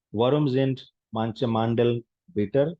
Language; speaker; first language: German; non-native, fluent; Hindi